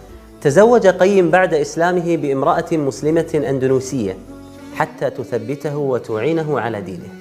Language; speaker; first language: Arabic; native; Arabic